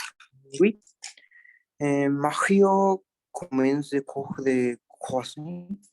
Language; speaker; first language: French; non-native, learner; Spanish